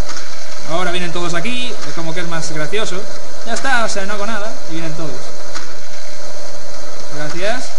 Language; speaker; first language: Spanish; native; Spanish